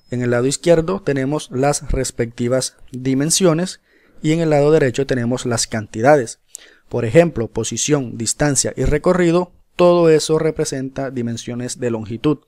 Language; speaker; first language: Spanish; native; Spanish